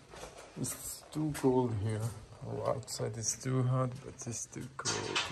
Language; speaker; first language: English; non-native, local second language; Bangla